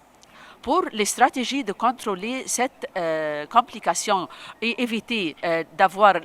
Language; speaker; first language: French; non-native, local second language; Arabic